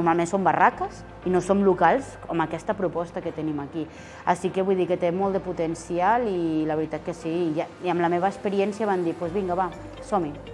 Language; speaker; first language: Catalan; non-native, fluent; Spanish